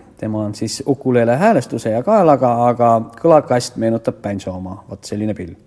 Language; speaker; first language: Estonian; native; Estonian